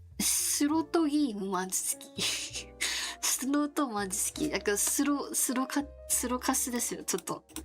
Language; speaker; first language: Japanese; non-native, learner; Korean